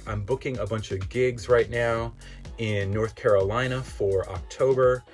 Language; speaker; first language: English; native; English